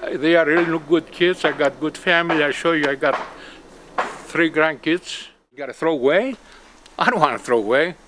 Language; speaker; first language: English; non-native, learner; Greek